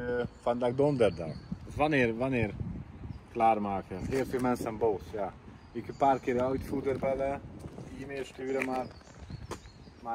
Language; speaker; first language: Dutch; non-native, learner; Hungarian